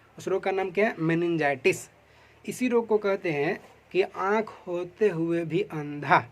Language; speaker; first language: Hindi; native; Hindi